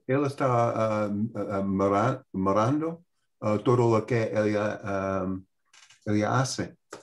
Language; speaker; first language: Spanish; non-native, learner; English